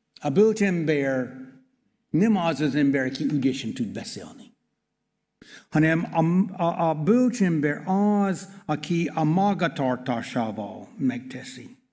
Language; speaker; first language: Hungarian; non-native, learner; English